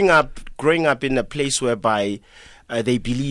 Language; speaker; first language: English; non-native, local second language; South Ndebele